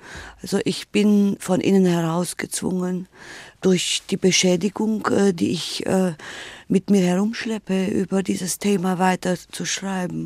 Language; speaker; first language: German; native; German